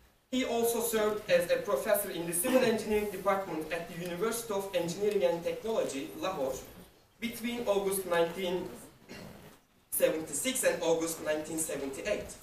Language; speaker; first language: English; non-native, fluent; Turkish